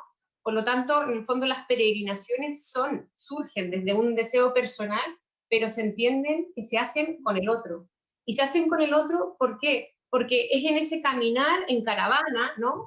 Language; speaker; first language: Spanish; native; Spanish